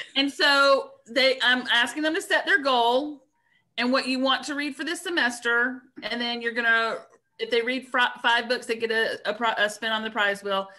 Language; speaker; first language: English; native; English